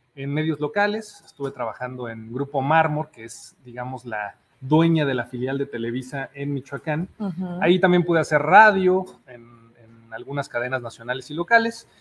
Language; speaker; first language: Spanish; native; Spanish